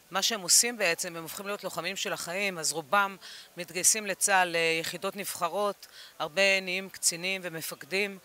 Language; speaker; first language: Hebrew; early bilingual, other home language; English